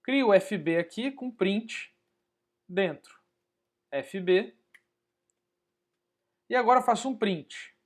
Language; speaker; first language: Portuguese; native; Portuguese